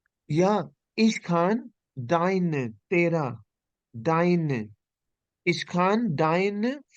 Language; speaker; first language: German; non-native, learner; Hindi